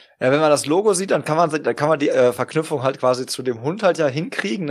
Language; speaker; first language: German; native; German